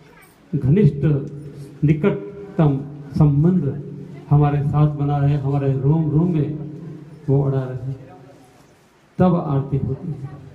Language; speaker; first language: Hindi; non-native, local second language; Gujarati